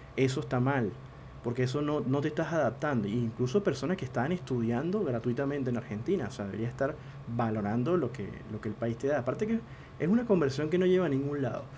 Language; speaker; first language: Spanish; native; Spanish